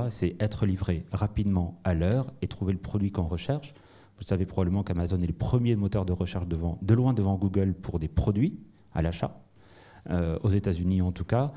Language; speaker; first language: French; native; French